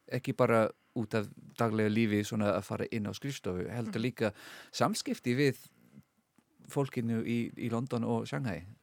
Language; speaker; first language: Icelandic; non-native, fluent; English